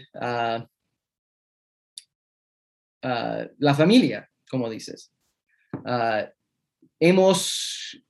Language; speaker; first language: Spanish; non-native, fluent; English